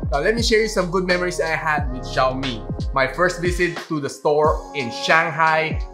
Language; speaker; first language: English; non-native, local second language; Filipino